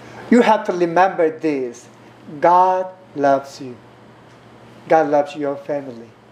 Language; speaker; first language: English; non-native, learner; Korean